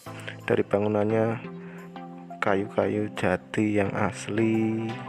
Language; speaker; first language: Indonesian; non-native, local second language; Javanese